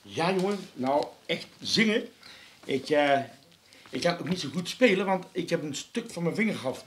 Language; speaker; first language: Dutch; native; Dutch